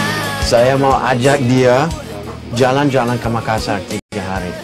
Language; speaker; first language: Indonesian; non-native, fluent; English